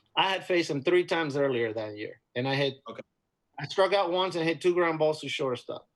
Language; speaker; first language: English; non-native, fluent; Spanish